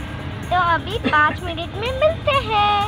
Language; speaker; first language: Hindi; non-native, local second language; Gujarati